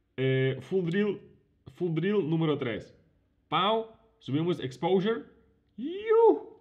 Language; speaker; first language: Spanish; non-native, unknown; Ukrainian